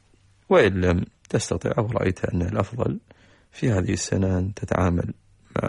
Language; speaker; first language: Arabic; native; Arabic